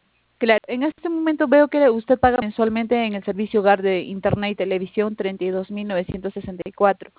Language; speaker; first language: Spanish; native; Spanish